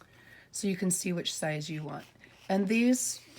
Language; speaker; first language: English; native; English